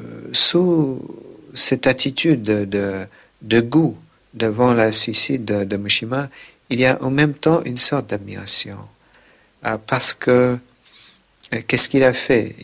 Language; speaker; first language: French; non-native, fluent; English